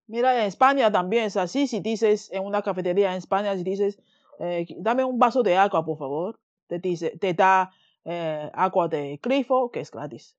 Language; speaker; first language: Spanish; non-native, fluent; Chinese